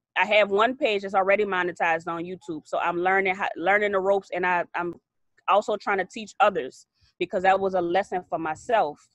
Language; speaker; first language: English; native; English